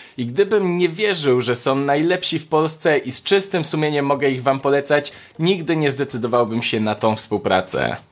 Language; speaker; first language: Polish; native; Polish